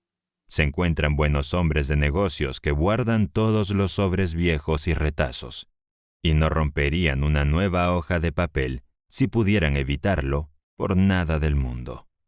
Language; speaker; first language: Spanish; native; Spanish